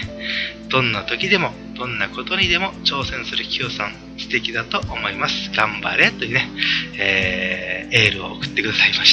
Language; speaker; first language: Japanese; native; Japanese